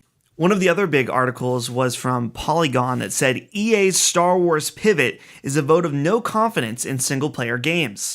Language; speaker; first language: English; native; English